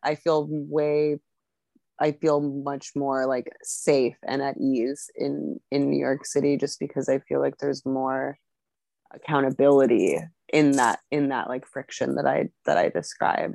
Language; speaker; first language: English; native; English